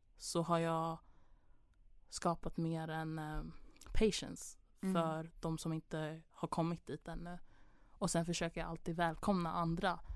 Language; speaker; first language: Swedish; early bilingual, other home language; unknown